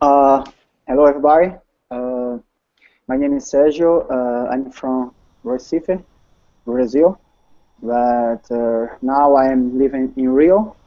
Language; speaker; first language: English; non-native, learner; Portuguese